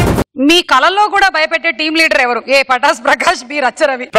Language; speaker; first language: Telugu; native; Telugu